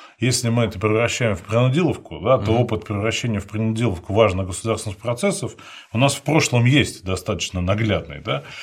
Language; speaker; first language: Russian; native; Russian